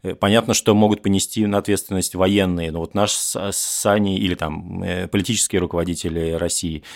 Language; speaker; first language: Russian; native; Russian